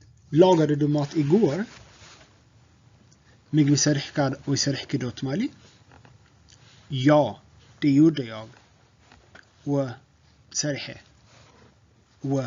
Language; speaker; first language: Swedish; non-native, fluent; Tigrinya